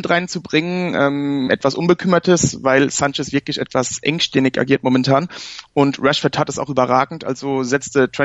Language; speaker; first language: German; native; German